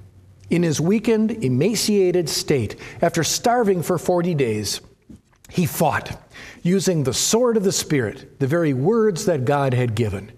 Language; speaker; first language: English; native; English